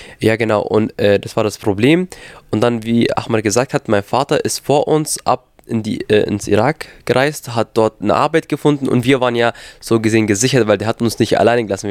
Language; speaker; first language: German; early bilingual, other home language; Kurdish